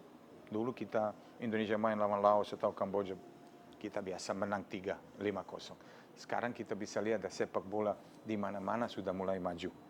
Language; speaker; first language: Indonesian; non-native, fluent; Serbian